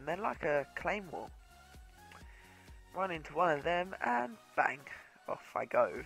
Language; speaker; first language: English; native; English